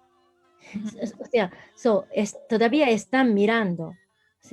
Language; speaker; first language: Spanish; non-native, learner; Japanese